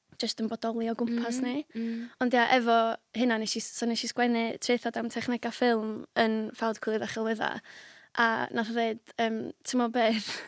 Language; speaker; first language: Welsh; native; Welsh